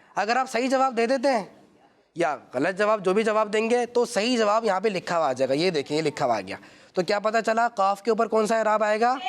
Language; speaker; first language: Urdu; native; Urdu